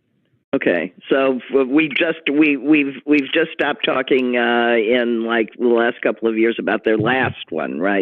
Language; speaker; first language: English; native; English